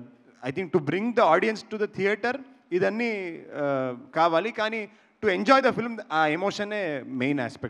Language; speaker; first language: Telugu; non-native, local second language; Kannada